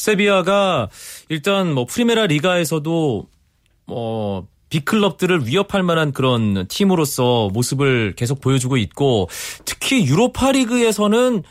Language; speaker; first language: Korean; native; Korean